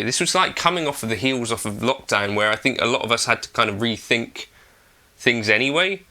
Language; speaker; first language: English; native; English